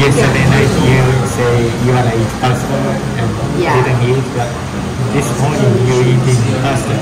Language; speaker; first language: English; non-native, learner; Japanese